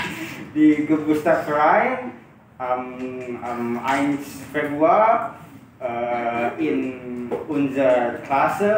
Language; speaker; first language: German; non-native, learner; Indonesian